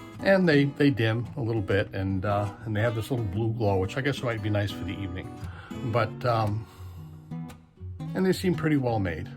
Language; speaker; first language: English; native; English